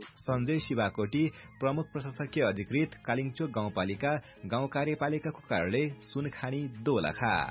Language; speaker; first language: Nepali; native; Nepali